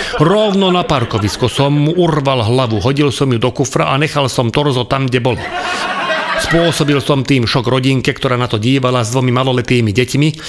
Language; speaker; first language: Slovak; non-native, local second language; Hungarian